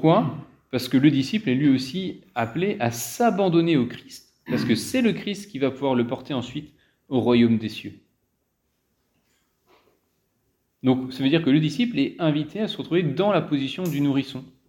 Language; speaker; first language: French; native; French